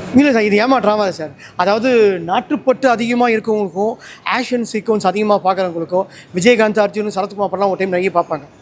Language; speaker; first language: Tamil; native; Tamil